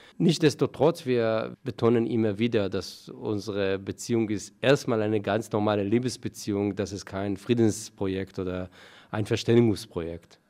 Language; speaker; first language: German; non-native, fluent; Hebrew